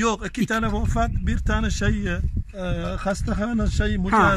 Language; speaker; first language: Turkish; non-native, learner; Arabic